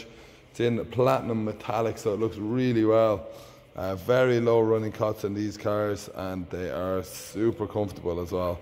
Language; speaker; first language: English; native; English